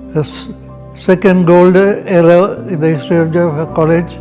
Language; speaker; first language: English; non-native, local second language; Tamil